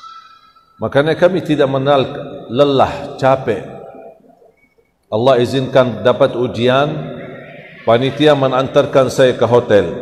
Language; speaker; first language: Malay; non-native, fluent; Arabic